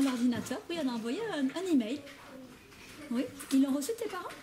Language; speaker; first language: French; native; French